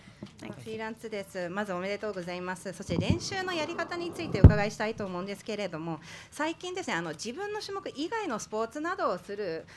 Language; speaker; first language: Japanese; native; Japanese